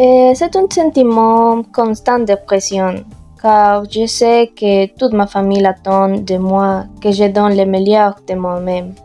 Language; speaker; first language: French; non-native, learner; Spanish